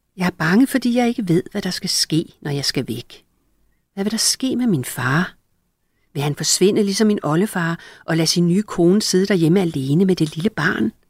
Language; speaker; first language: Danish; native; Danish